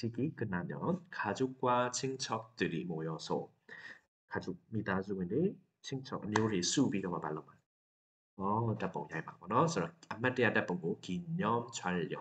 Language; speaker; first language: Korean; non-native, fluent; Burmese